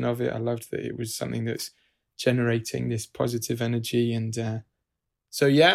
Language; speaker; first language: English; native; English